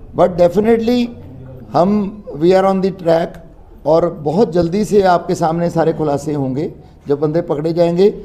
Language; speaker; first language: Hindi; non-native, local second language; Punjabi